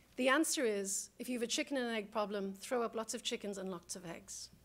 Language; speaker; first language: English; native; English